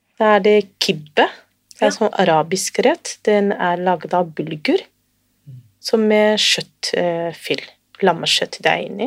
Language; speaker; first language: Norwegian; non-native, fluent; Kurdish